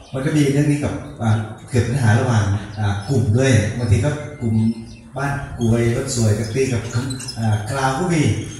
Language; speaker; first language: Thai; non-native, local second language; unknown